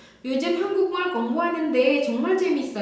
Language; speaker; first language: Korean; non-native, fluent; Indonesian